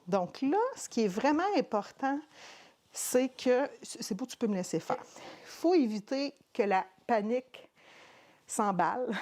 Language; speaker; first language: French; native; French